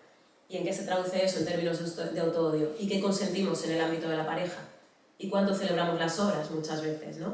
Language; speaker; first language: Spanish; native; Spanish